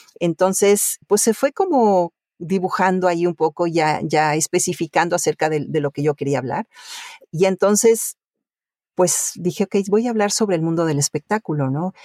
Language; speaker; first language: Spanish; early bilingual, other home language; Italian